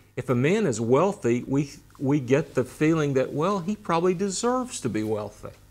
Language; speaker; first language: English; native; English